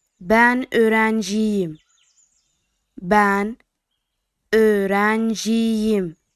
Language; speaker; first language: Turkish; non-native, fluent; Arabic